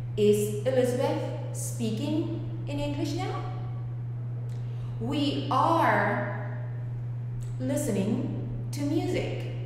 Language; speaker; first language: English; non-native, fluent; Spanish